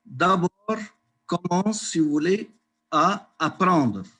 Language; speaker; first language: French; non-native, local second language; Arabic